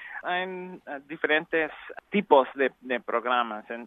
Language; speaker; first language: Spanish; non-native, learner; English